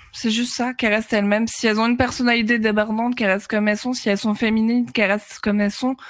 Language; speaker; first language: French; native; French